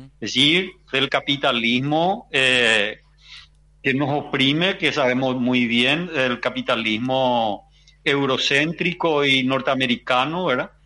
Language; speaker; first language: Spanish; native; Spanish